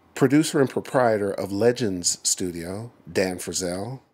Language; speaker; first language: English; native; English